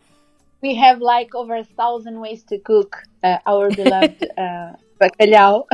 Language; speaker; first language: English; non-native, fluent; Portuguese